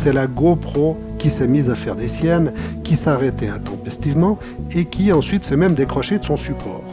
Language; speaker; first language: French; native; French